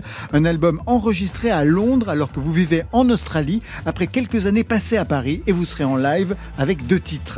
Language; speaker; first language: French; native; French